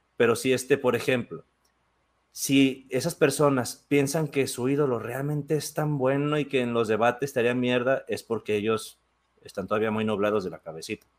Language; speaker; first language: Spanish; native; Spanish